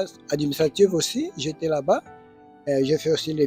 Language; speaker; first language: French; non-native, learner; Portuguese